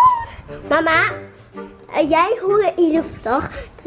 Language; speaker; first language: Dutch; early bilingual, other home language; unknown